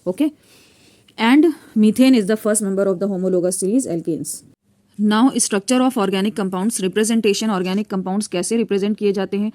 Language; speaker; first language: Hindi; native; Hindi